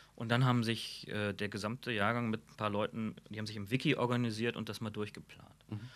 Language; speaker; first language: German; native; German